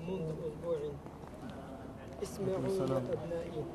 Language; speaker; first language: Arabic; non-native, learner; French